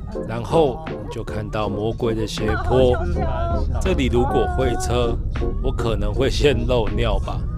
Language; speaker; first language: Chinese; native; Chinese